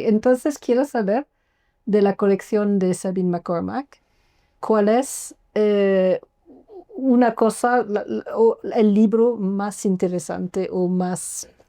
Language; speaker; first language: Spanish; non-native, fluent; English